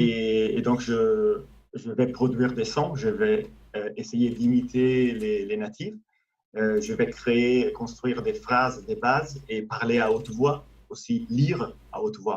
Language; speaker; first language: French; non-native, fluent; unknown